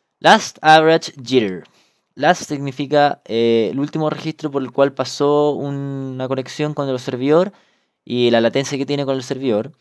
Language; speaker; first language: Spanish; native; Spanish